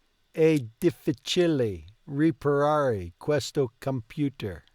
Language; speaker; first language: Italian; non-native, learner; English